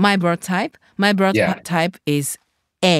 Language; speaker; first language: English; non-native, learner; Japanese